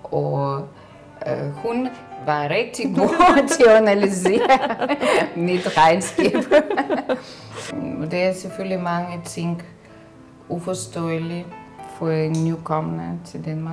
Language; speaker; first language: Danish; non-native, fluent; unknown